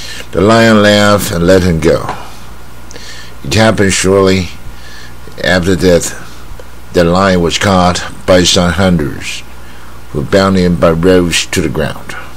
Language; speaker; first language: English; non-native, fluent; Chinese